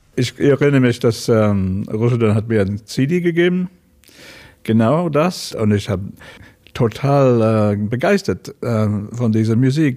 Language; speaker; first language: German; non-native, learner; English